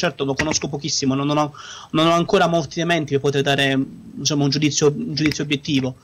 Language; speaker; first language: Italian; native; Italian